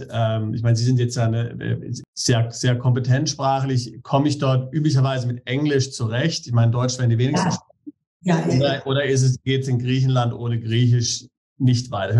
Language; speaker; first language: German; native; German